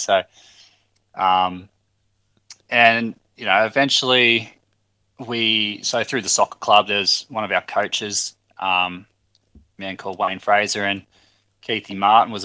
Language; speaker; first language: English; native; English